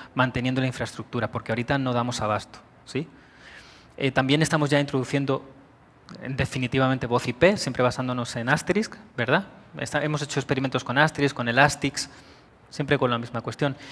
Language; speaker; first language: Spanish; native; Spanish